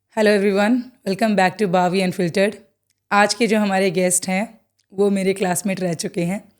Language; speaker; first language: Hindi; native; Hindi